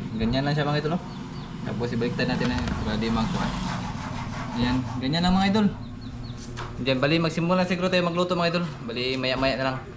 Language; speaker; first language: Filipino; non-native, local second language; Cebuano